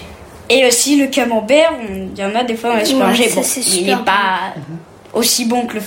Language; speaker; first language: French; early bilingual, heritage; French